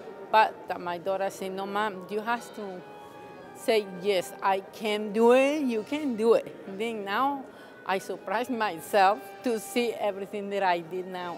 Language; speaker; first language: English; non-native, learner; Spanish